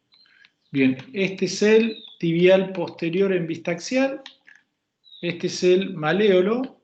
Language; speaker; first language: Spanish; native; Spanish